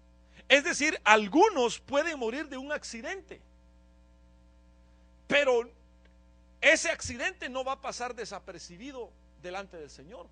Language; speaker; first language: Spanish; native; Spanish